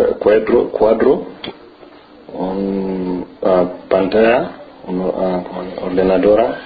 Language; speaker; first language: Spanish; non-native, learner; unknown